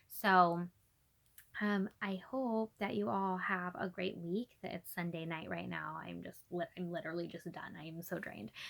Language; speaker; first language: English; native; English